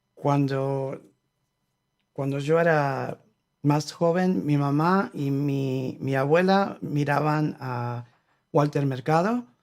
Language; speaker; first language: Spanish; early bilingual, heritage; Spanish